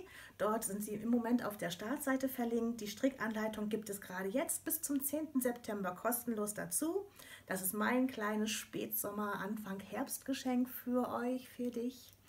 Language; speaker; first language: German; native; German